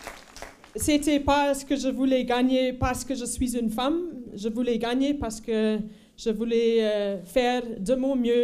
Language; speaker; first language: French; non-native, fluent; Afrikaans